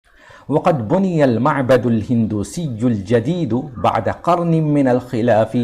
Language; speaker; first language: Arabic; non-native, fluent; Urdu